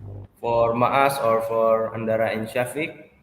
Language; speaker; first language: English; non-native, learner; Indonesian